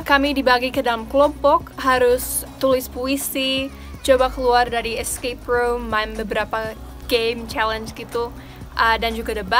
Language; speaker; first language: Indonesian; non-native, fluent; English